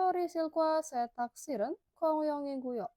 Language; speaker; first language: Korean; non-native, learner; Indonesian